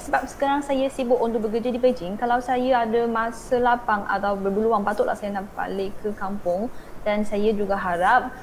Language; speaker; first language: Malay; non-native, fluent; Chinese